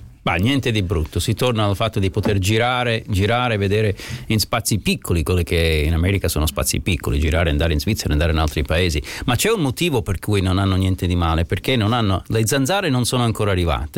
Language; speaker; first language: Italian; non-native, fluent; English